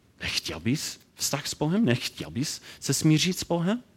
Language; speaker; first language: Czech; non-native, learner; English